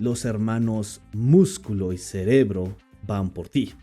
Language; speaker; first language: Spanish; non-native, fluent; English